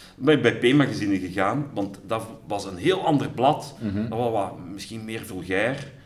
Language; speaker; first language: Dutch; native; Dutch